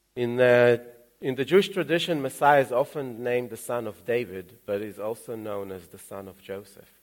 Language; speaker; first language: English; early bilingual, other home language; Russian